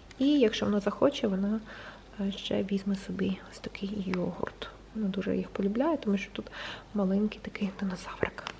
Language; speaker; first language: Ukrainian; non-native, local second language; Russian